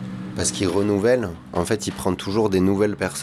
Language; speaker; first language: French; native; French